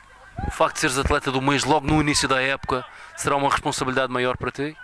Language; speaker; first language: Portuguese; native; Portuguese